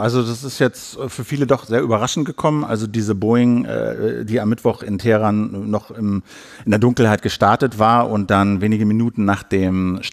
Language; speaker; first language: German; native; German